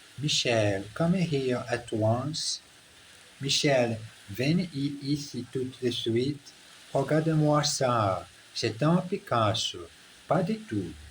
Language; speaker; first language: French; non-native, learner; Portuguese